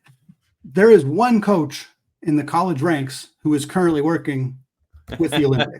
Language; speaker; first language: English; native; English